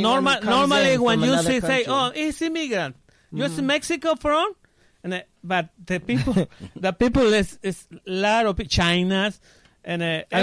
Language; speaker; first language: English; non-native, learner; Spanish